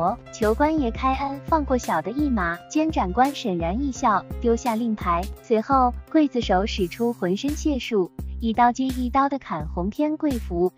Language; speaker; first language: Chinese; native; Chinese